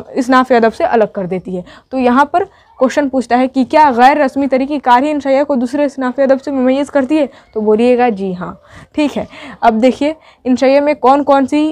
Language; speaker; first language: Hindi; native; Hindi